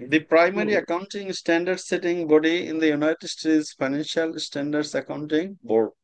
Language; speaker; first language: English; non-native, local second language; Bangla